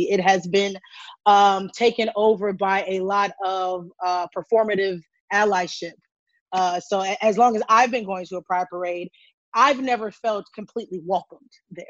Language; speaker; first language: English; native; English